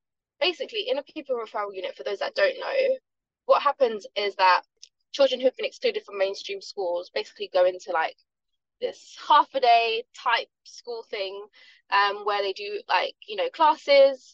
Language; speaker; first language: English; native; English